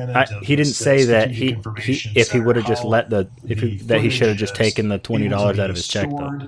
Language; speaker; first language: English; native; English